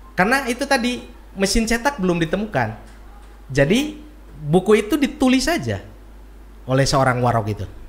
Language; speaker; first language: Indonesian; non-native, local second language; Sundanese